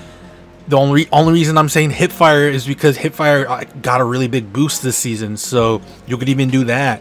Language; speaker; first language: English; native; English